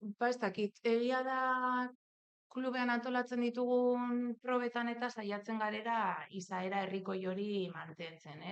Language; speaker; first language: Basque; native; Basque